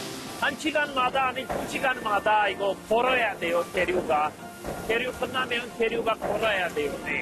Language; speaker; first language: Korean; non-native, learner; Urdu